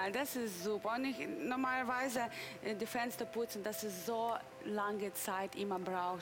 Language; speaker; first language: German; non-native, learner; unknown